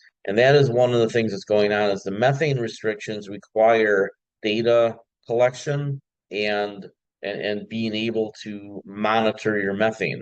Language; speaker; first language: English; native; English